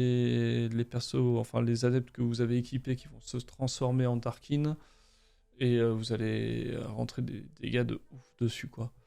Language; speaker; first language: French; native; French